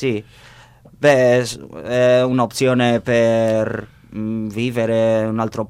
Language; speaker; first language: Italian; non-native, learner; Spanish